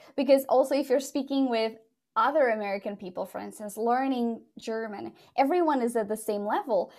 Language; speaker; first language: English; non-native, fluent; Portuguese